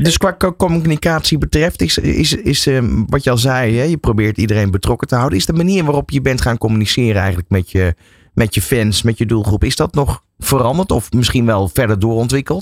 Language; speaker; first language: Dutch; native; Dutch